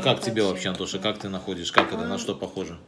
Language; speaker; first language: Russian; native; Russian